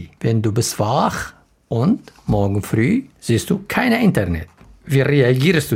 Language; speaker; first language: German; non-native, learner; Arabic